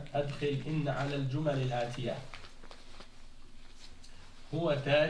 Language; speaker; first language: Arabic; non-native, fluent; French